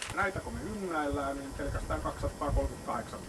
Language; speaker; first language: Finnish; native; Finnish